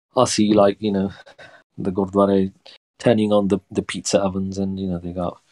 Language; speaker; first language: English; early bilingual, other home language; Punjabi